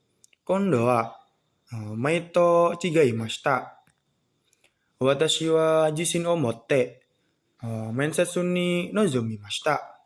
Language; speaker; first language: Japanese; non-native, learner; Indonesian